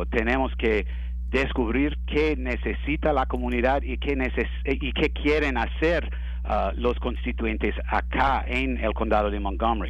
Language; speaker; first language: Spanish; non-native, learner; English